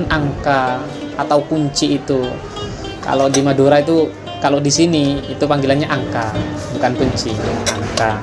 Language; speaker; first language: Indonesian; non-native, local second language; Madurese